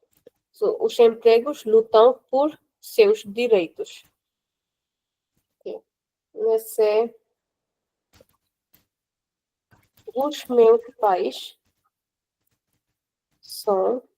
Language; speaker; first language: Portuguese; non-native, fluent; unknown